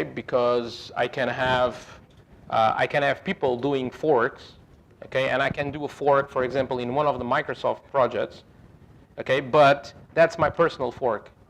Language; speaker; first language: English; non-native, fluent; Portuguese